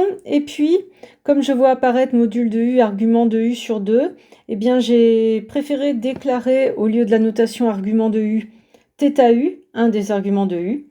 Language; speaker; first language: French; native; French